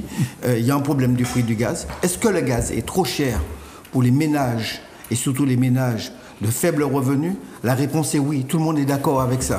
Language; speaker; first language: French; native; French